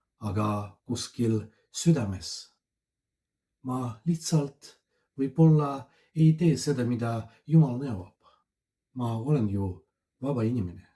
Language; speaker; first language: Estonian; non-native, fluent; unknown